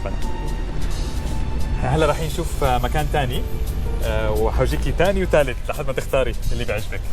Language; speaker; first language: Arabic; native; Arabic